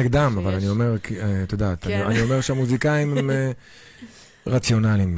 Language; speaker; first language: Hebrew; native; Hebrew